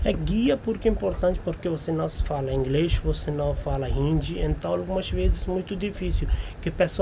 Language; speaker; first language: Portuguese; non-native, learner; Hindi